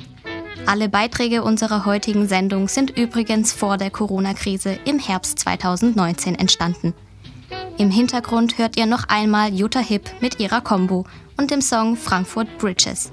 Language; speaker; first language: German; native; German